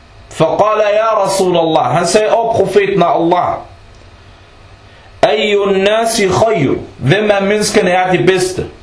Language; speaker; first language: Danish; early bilingual, other home language; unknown